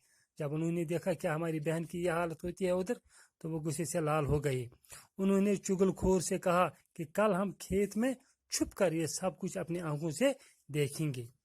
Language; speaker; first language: Hindi; non-native, local second language; Kashmiri